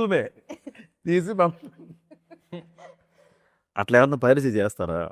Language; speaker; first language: Telugu; native; Telugu